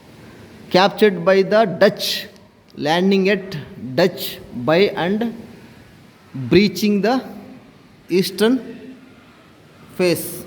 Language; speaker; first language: English; non-native, learner; Telugu